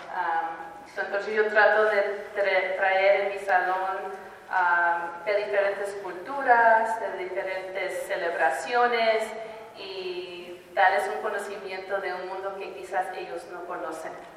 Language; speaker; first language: Spanish; early bilingual, heritage; Spanish